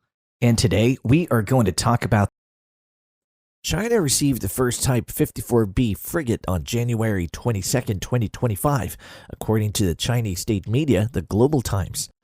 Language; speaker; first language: English; non-native, fluent; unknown